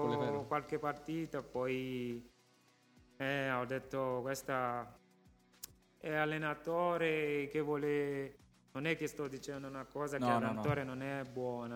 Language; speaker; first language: Italian; non-native, local second language; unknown